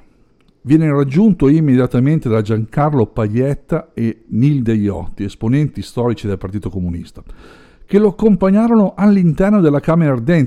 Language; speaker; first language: Italian; native; Italian